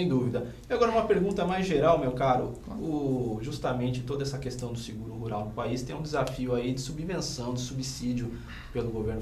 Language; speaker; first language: Portuguese; native; Portuguese